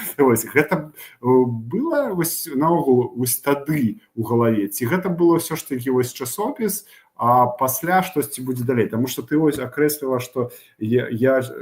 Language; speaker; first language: Belarusian; non-native, local second language; Russian